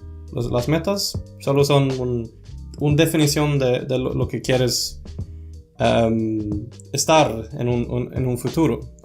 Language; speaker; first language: Spanish; non-native, fluent; Swedish